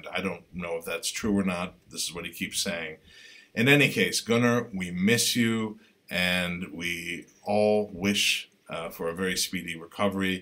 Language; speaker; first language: English; native; English